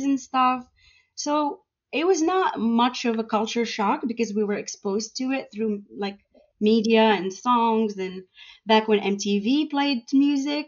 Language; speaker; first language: English; non-native, fluent; Arabic